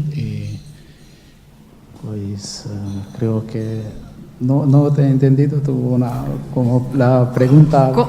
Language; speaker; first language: Spanish; non-native, learner; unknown